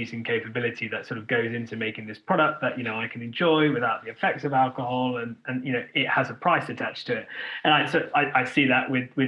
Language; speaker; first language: English; native; English